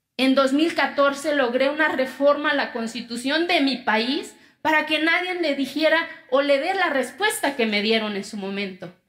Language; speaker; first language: Spanish; non-native, local second language; Zapotec